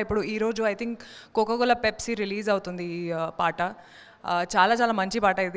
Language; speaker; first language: Telugu; non-native, learner; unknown